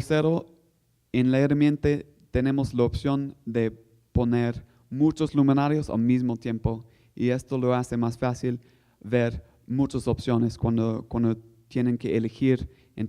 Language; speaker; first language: Spanish; non-native, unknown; English